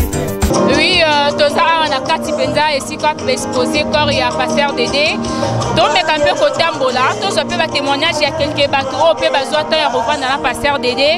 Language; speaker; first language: French; non-native, local second language; Lingala